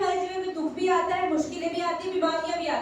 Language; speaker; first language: Hindi; native; Hindi